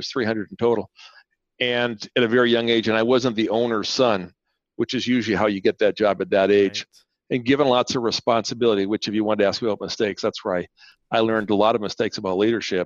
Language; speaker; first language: English; non-native, fluent; Spanish